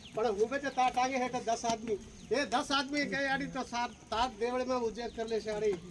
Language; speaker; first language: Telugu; non-native, local second language; Lambadi